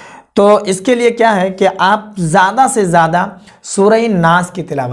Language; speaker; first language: Hindi; native; Hindi